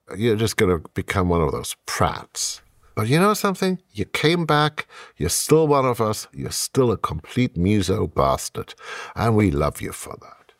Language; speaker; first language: English; non-native, fluent; German